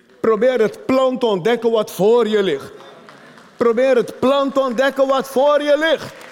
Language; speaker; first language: Dutch; non-native, fluent; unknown